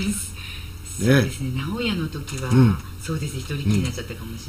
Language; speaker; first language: Japanese; native; Japanese